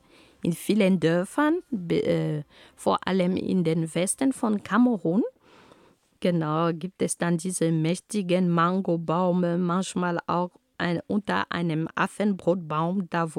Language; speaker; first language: German; non-native, fluent; Ghomala